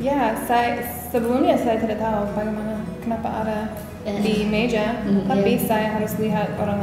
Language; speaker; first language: Indonesian; non-native, fluent; English